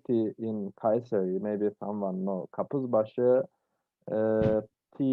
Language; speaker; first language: English; non-native, learner; Turkish